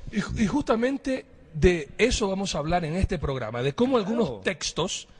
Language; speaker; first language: Spanish; native; Spanish